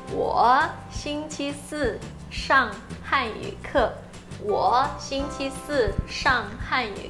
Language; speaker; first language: Chinese; non-native, fluent; Portuguese